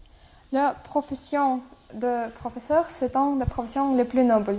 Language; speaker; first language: French; non-native, fluent; Russian